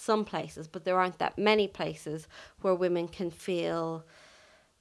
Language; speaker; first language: English; native; English